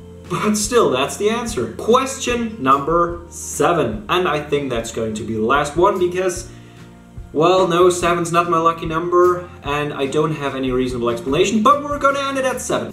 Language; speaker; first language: English; non-native, fluent; German